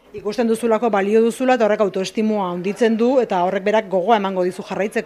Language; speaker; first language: Basque; native; Basque